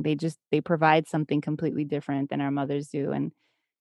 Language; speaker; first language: English; native; English